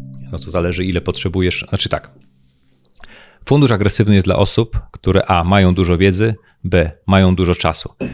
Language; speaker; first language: Polish; native; Polish